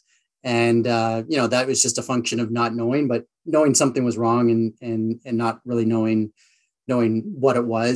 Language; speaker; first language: English; native; English